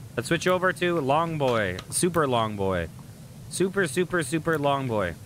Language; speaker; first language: English; native; English